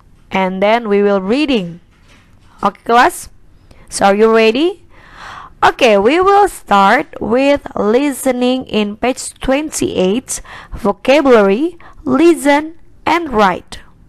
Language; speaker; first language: English; non-native, fluent; Indonesian